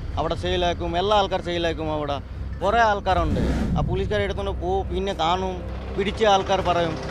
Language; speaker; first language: Malayalam; non-native, local second language; Bangla